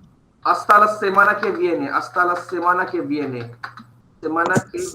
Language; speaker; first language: Spanish; non-native, fluent; Bangla